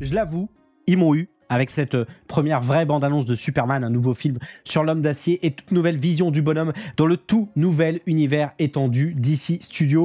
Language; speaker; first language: French; native; French